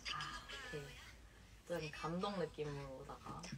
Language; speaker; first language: Korean; early bilingual, heritage; Korean